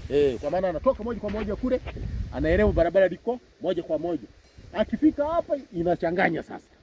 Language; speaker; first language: Swahili; native; Swahili